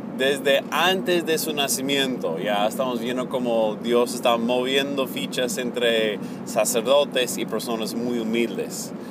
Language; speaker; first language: Spanish; non-native, fluent; English